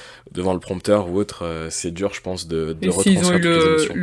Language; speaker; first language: French; native; French